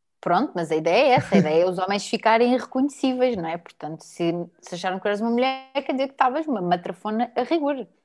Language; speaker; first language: Portuguese; native; Portuguese